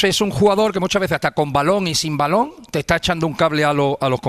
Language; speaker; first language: Spanish; native; Spanish